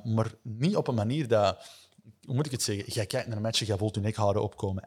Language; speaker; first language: Dutch; native; Dutch